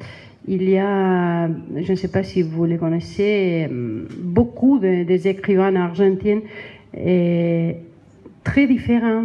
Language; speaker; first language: French; non-native, learner; Spanish